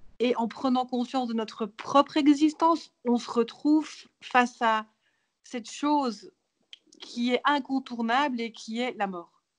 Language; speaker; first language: French; native; French